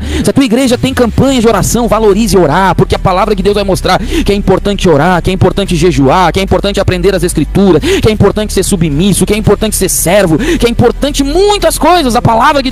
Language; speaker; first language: Portuguese; native; Portuguese